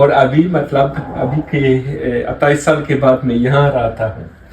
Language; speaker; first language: Hindi; non-native, learner; French